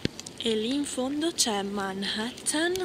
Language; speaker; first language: Italian; native; Italian